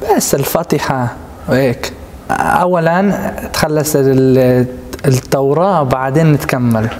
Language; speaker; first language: Arabic; non-native, local second language; Hebrew